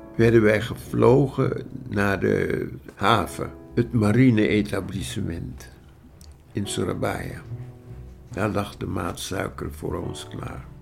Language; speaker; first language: Dutch; early bilingual, other home language; Indonesian